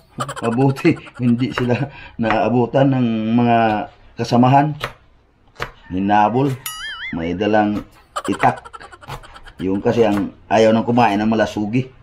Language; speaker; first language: Filipino; non-native, local second language; Cebuano